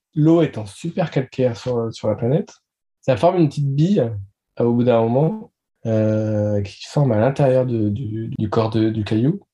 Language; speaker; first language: French; native; French